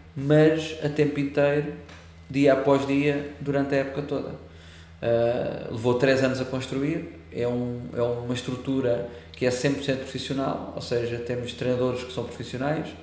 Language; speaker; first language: Portuguese; native; Portuguese